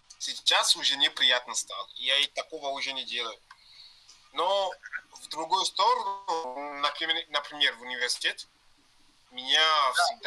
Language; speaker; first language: Russian; non-native, learner; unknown